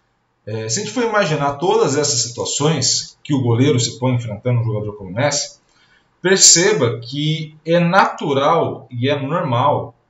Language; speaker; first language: Portuguese; native; Portuguese